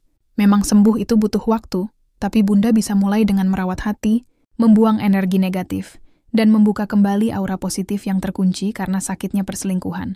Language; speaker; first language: Indonesian; native; Indonesian